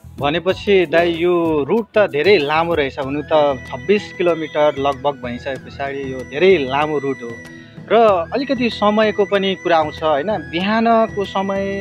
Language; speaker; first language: Nepali; native; Nepali